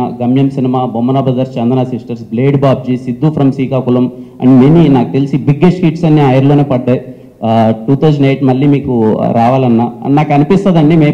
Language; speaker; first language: Telugu; native; Telugu